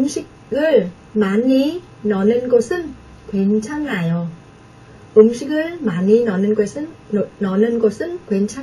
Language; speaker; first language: Korean; non-native, fluent; Vietnamese